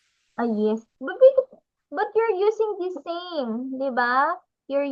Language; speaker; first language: English; non-native, local second language; Filipino